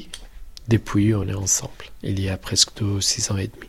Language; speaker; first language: French; non-native, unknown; Persian